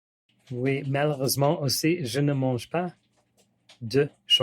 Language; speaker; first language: French; non-native, learner; English